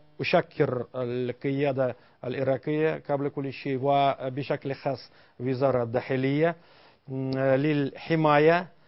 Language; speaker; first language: Arabic; non-native, fluent; Russian